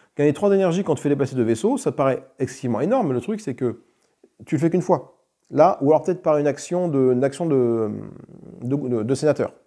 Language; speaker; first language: French; native; French